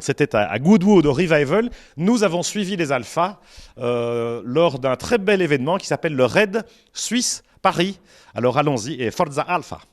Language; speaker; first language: French; native; French